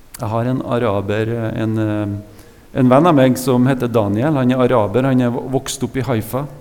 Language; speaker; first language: Norwegian; native; Norwegian